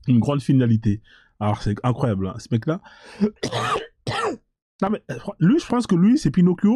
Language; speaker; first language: French; native; French